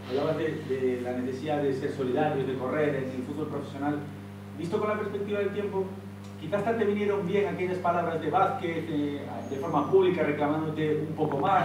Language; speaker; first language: Spanish; native; Spanish